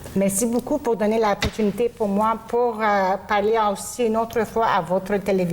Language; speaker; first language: French; non-native, local second language; Greek